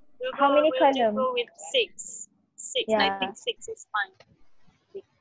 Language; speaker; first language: English; non-native, learner; Malay